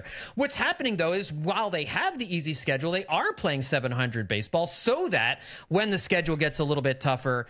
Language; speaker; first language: English; native; English